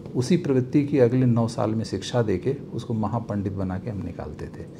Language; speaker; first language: Hindi; native; Hindi